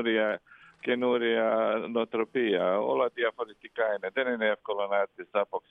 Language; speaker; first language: Greek; non-native, learner; Croatian